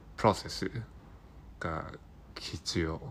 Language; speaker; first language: Japanese; non-native, learner; Cantonese